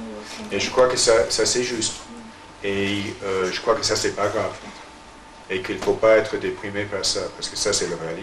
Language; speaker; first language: French; non-native, fluent; English